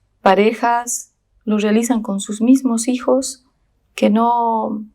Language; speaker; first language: Spanish; native; Spanish